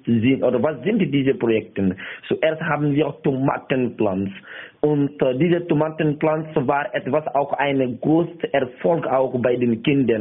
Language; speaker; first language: German; non-native, learner; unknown